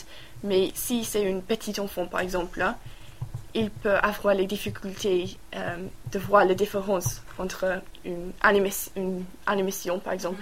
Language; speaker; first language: French; non-native, learner; English